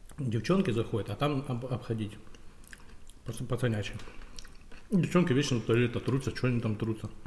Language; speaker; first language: Russian; native; Russian